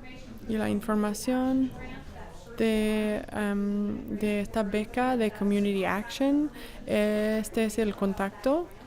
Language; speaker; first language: Spanish; non-native, fluent; English